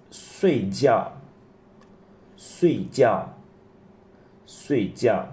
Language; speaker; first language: Chinese; non-native, fluent; English